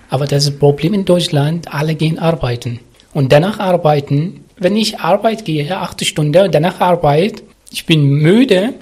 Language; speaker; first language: German; non-native, learner; Arabic